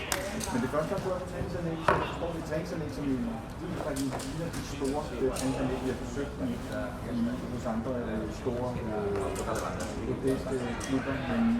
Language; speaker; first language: Danish; native; Danish